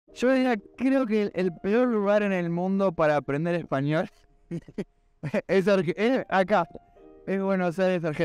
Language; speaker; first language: Spanish; native; Spanish